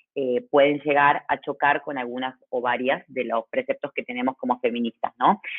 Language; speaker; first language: Spanish; native; Spanish